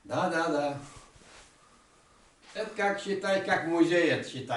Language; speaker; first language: Russian; non-native, local second language; Tatar